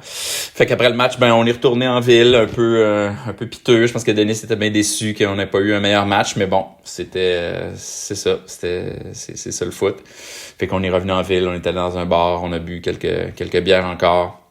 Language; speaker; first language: French; native; French